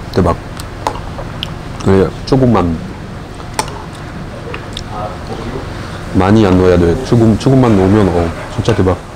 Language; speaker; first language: Korean; non-native, learner; French